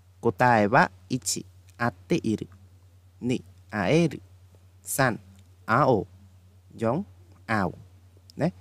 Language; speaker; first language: Japanese; non-native, fluent; Khmer